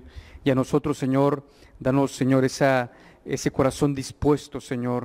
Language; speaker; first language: Spanish; native; Spanish